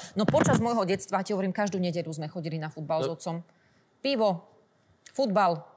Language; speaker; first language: Slovak; native; Slovak